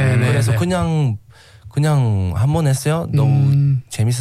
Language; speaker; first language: Korean; non-native, learner; English